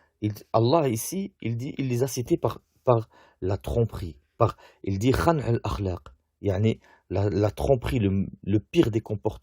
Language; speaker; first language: French; native; French